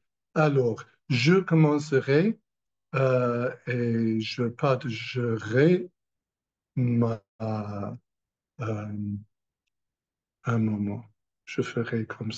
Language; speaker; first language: French; non-native, learner; English